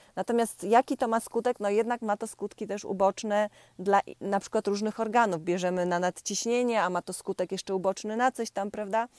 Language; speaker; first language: Polish; native; Polish